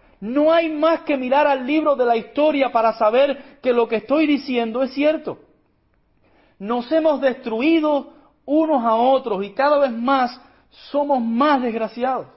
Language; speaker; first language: Spanish; native; Spanish